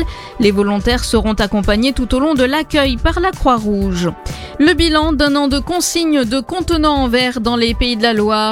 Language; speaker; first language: French; native; French